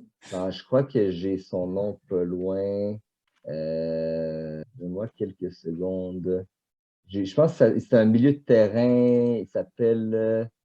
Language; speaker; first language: French; native; French